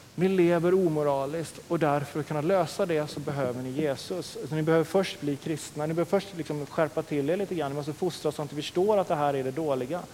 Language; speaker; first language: Swedish; native; Swedish